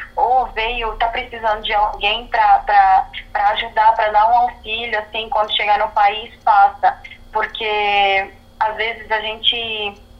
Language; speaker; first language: Portuguese; early bilingual, other home language; Arabic